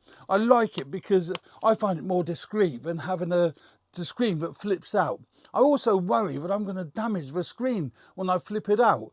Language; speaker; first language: English; native; English